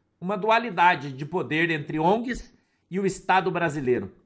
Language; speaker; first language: Portuguese; native; Portuguese